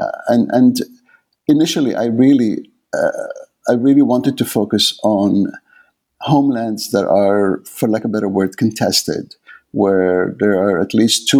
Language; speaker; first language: English; non-native, fluent; Arabic